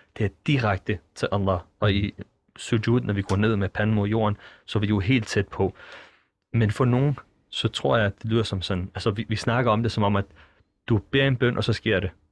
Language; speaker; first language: Danish; early bilingual, other home language; Arabic